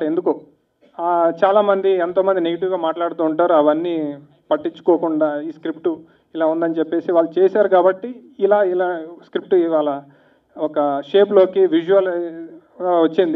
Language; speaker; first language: Telugu; native; Telugu